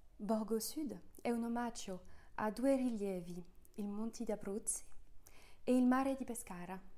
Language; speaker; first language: Italian; non-native, fluent; French